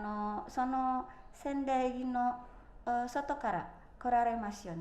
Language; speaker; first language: Japanese; non-native, fluent; Indonesian